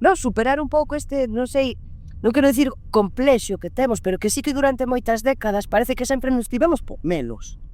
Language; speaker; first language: Galician; non-native, local second language; Spanish